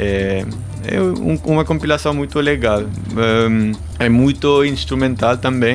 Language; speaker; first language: Portuguese; non-native, learner; German